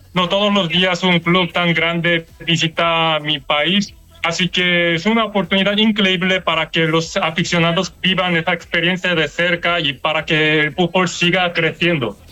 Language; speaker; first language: Spanish; non-native, learner; Korean